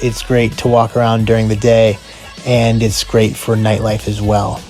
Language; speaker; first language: English; native; English